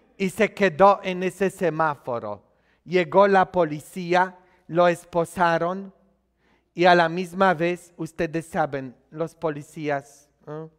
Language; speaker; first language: Spanish; non-native, fluent; Polish